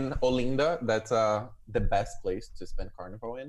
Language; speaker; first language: English; non-native, fluent; Portuguese